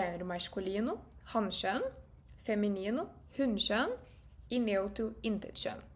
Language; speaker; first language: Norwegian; early bilingual, heritage; Norwegian